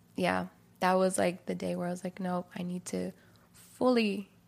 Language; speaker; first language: English; native; English